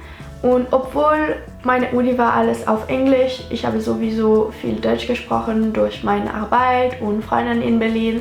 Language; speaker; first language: German; non-native, local second language; French